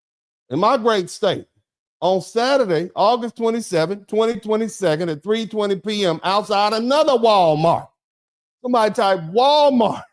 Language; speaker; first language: English; native; English